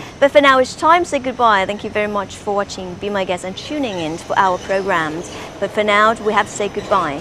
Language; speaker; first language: English; non-native, fluent; Thai